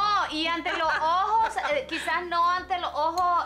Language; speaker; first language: Spanish; native; Spanish